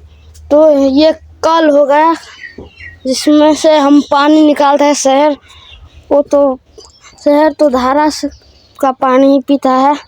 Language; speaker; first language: Hindi; non-native, local second language; Maithili